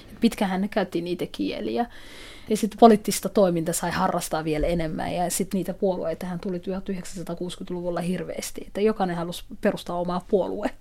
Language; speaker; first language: Finnish; non-native, fluent; Somali